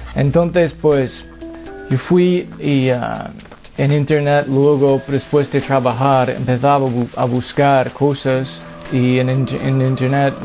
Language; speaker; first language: Spanish; non-native, fluent; English